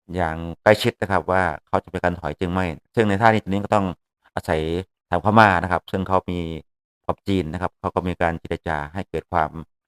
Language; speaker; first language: Thai; native; Thai